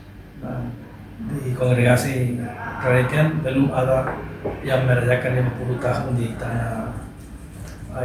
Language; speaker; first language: Indonesian; non-native, learner; Spanish